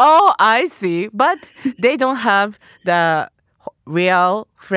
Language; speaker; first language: English; non-native, learner; Japanese